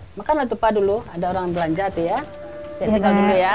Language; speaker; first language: Indonesian; non-native, local second language; Minangkabau